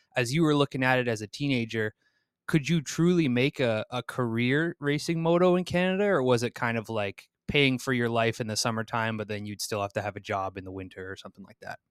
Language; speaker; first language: English; native; English